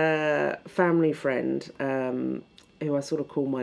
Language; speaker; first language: English; native; English